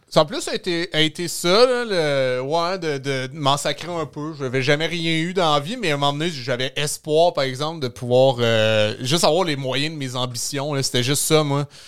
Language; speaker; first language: French; native; French